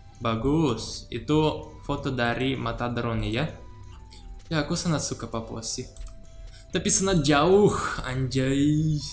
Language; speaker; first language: Indonesian; non-native, learner; Russian